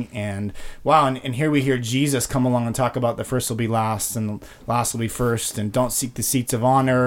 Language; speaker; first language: English; native; English